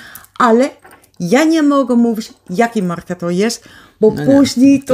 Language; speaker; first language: Polish; early bilingual, heritage; Polish